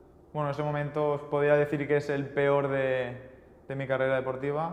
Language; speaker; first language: Portuguese; non-native, learner; Spanish